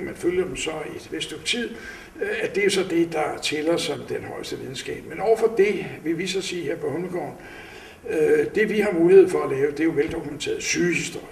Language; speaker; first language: Danish; native; Danish